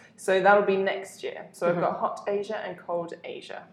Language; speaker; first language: English; native; English